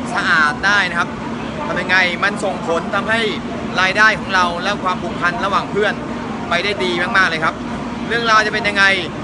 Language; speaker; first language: Thai; non-native, fluent; Japanese